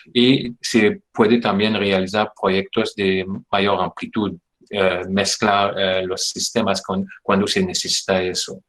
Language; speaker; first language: Spanish; non-native, fluent; French